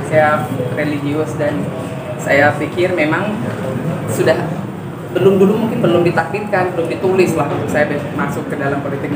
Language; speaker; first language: Indonesian; native; Indonesian